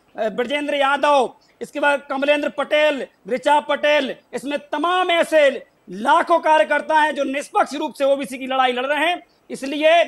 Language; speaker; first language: Hindi; native; Hindi